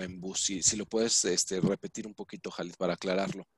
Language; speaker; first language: Spanish; native; Spanish